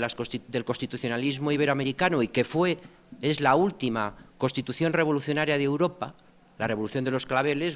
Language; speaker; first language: Spanish; native; Spanish